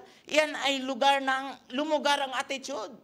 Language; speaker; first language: Filipino; native; Filipino